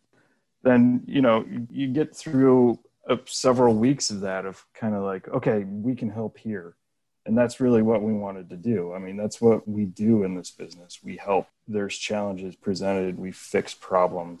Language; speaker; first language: English; native; English